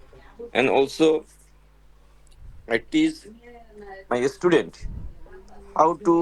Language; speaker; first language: English; non-native, learner; Bangla